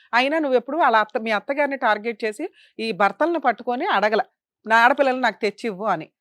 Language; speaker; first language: Telugu; native; Telugu